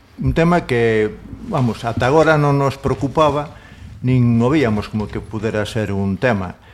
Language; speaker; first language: Galician; non-native, local second language; Spanish